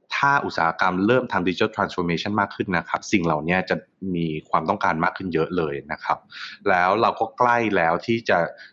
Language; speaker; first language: Thai; native; Thai